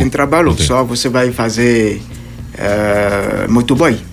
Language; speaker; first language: Portuguese; non-native, learner; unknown